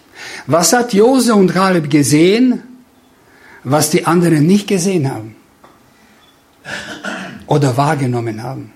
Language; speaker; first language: German; non-native, fluent; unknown